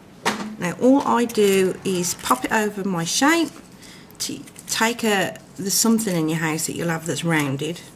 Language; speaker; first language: English; native; English